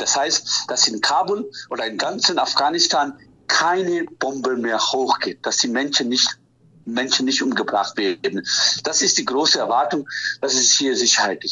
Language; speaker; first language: German; non-native, fluent; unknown